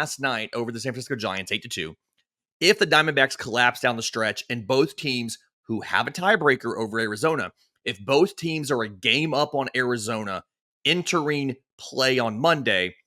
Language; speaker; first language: English; native; English